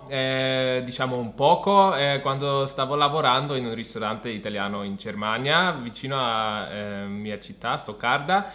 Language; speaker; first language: Italian; non-native, fluent; German